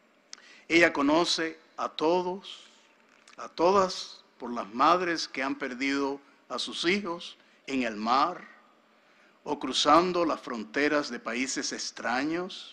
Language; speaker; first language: Spanish; native; Spanish